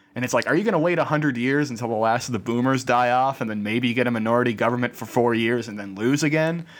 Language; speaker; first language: English; native; English